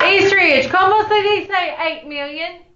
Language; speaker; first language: Spanish; non-native, fluent; English